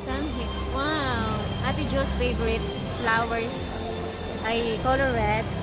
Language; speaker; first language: English; non-native, local second language; Filipino